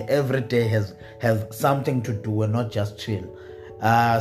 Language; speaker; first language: English; non-native, local second language; Xhosa